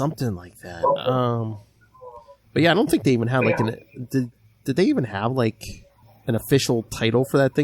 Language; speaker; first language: English; native; English